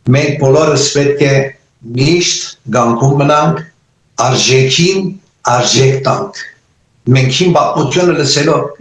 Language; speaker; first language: Armenian; early bilingual, heritage; Armenian